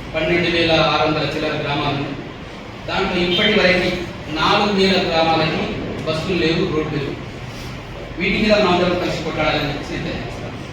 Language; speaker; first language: Telugu; non-native, local second language; Lambadi